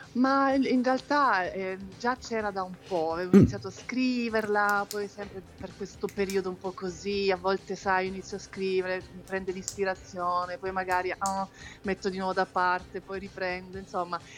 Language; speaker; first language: Italian; native; Italian